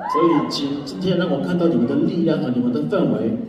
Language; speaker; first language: Chinese; native; Chinese